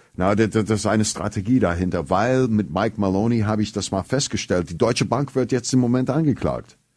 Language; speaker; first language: German; non-native, fluent; English